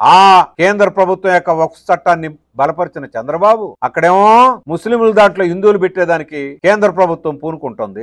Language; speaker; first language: Telugu; native; Telugu